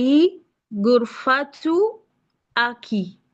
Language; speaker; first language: Arabic; non-native, learner; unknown